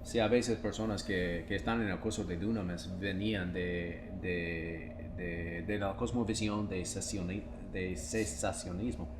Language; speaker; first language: Spanish; non-native, fluent; English